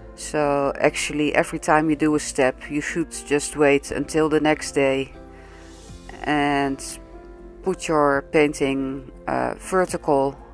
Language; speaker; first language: English; non-native, fluent; Dutch